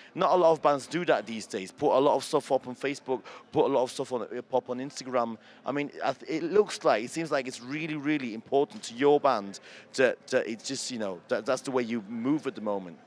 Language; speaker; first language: English; non-native, fluent; German